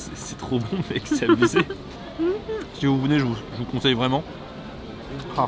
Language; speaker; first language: French; native; French